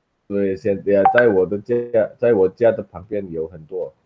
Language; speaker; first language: Chinese; non-native, learner; Indonesian